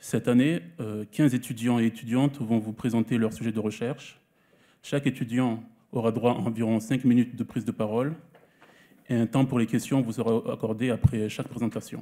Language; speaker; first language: French; native; French